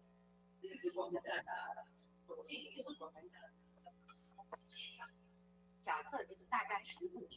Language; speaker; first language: Chinese; native; Chinese